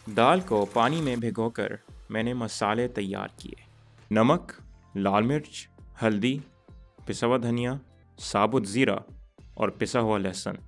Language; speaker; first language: Urdu; early bilingual, heritage; Urdu